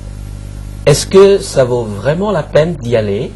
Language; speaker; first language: French; non-native, fluent; Chinese